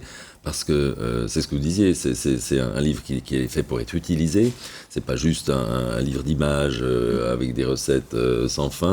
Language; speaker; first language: French; native; French